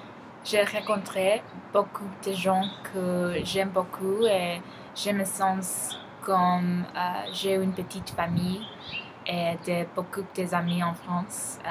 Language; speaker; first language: French; non-native, learner; Spanish